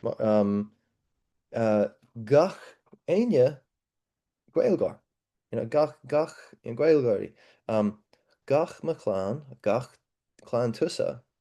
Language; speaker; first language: Irish; non-native, learner; English